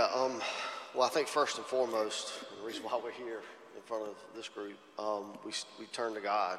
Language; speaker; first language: English; native; English